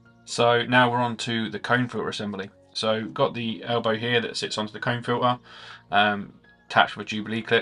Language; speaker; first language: English; native; English